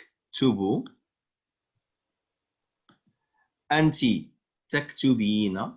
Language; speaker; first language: Arabic; non-native, fluent; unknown